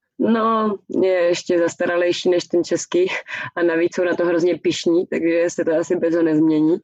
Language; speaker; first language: Czech; native; Czech